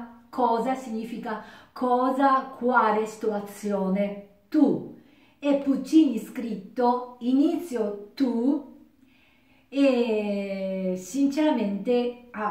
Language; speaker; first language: Italian; non-native, learner; Japanese